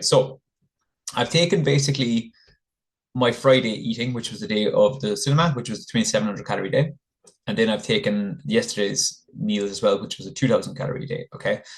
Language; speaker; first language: English; native; English